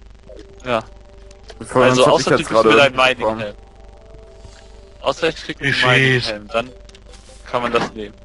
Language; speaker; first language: German; native; German